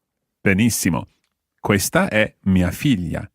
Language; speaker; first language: Italian; non-native, fluent; English